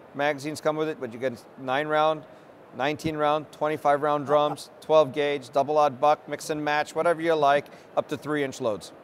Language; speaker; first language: English; non-native, local second language; Filipino